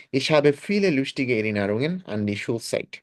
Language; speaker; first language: German; non-native, fluent; Bangla